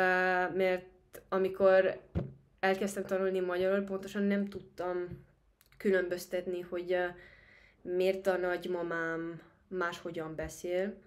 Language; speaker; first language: Hungarian; non-native, fluent; Spanish